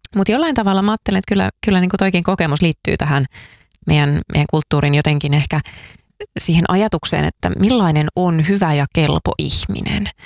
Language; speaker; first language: Finnish; native; Finnish